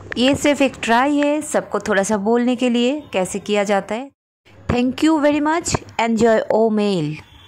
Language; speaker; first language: Hindi; non-native, local second language; Bangla